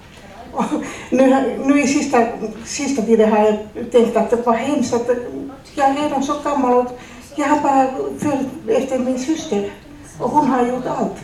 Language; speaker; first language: Swedish; non-native, fluent; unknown